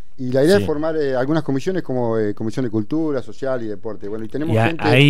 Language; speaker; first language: Spanish; native; Spanish